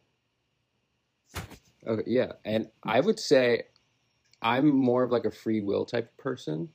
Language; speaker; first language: English; native; English